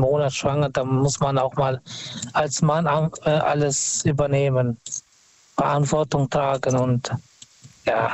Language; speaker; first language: German; non-native, fluent; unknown